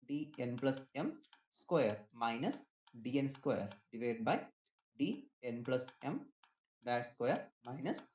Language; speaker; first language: English; non-native, local second language; Malayalam